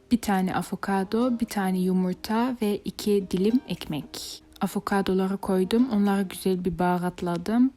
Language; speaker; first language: Turkish; native; Turkish